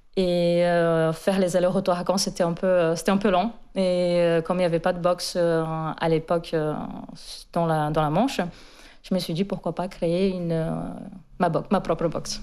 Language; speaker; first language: French; non-native, fluent; Portuguese